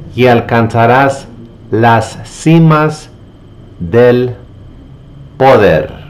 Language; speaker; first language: Spanish; native; Spanish